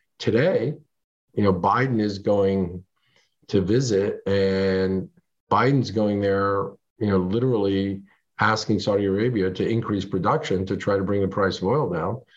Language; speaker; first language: English; early bilingual, other home language; French